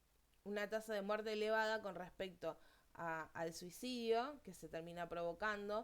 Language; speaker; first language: Spanish; native; Spanish